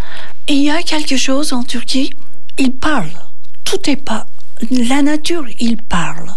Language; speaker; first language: French; non-native, learner; Turkish